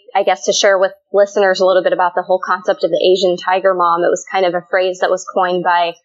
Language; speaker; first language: English; native; English